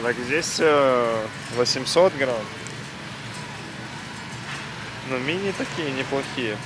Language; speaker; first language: Russian; native; Russian